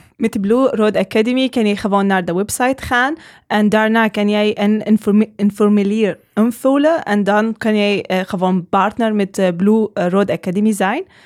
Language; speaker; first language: Dutch; non-native, learner; Arabic